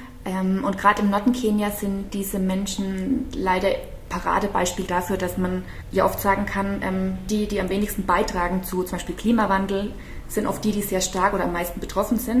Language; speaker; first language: German; native; German